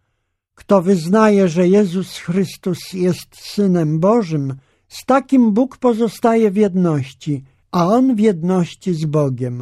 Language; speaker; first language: Polish; native; Polish